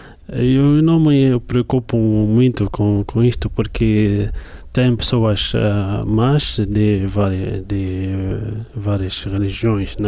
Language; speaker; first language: Portuguese; non-native, fluent; Arabic